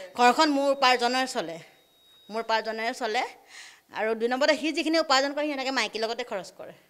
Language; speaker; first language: Assamese; native; Assamese